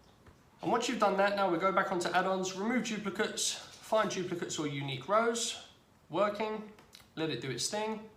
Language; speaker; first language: English; native; English